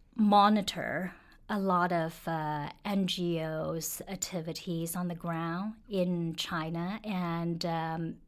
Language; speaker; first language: English; non-native, fluent; Chinese